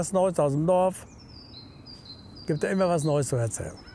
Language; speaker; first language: German; native; German